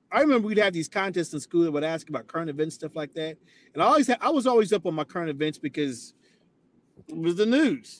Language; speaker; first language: English; native; English